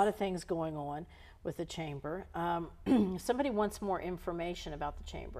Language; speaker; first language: English; native; English